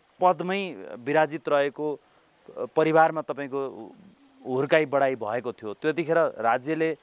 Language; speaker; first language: Nepali; native; Nepali